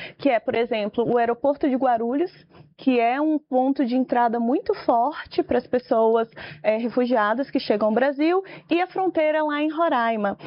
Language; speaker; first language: Portuguese; native; Portuguese